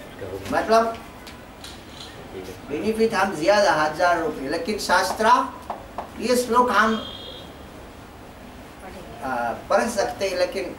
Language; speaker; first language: Hindi; non-native, learner; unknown